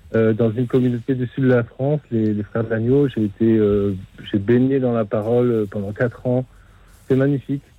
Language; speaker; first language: French; native; French